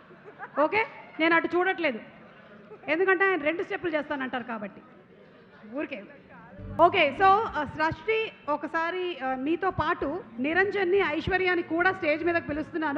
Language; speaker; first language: Telugu; native; Telugu